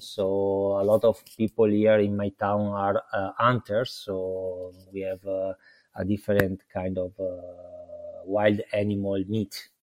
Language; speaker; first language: English; non-native, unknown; Italian